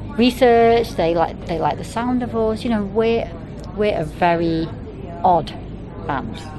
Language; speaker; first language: English; native; English